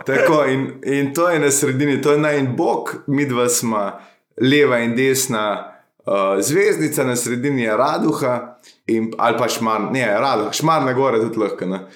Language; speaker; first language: Slovenian; native; Slovenian